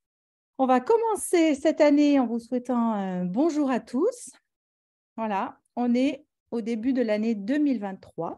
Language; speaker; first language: French; native; French